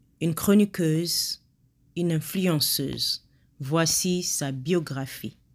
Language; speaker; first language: French; non-native, local second language; Lingala